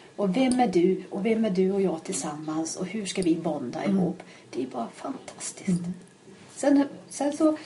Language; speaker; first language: Swedish; early bilingual, other home language; Finnish